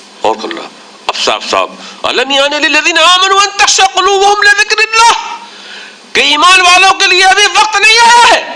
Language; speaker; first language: Urdu; native; Urdu